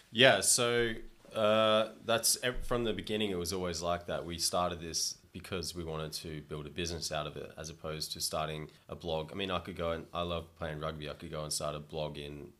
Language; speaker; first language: English; native; English